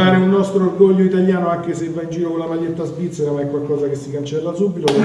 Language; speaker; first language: Italian; native; Italian